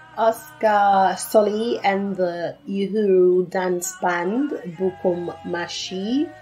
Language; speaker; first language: English; native; English